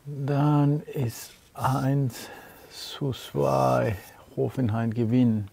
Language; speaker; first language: German; non-native, fluent; Spanish